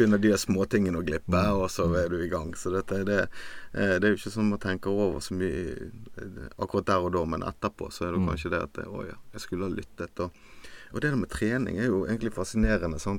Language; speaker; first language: Norwegian; native; Norwegian